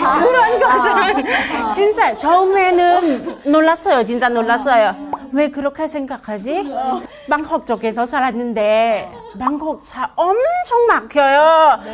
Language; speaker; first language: Korean; non-native, learner; Thai